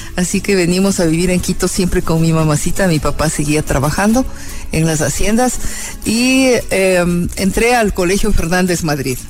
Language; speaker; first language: Spanish; native; Spanish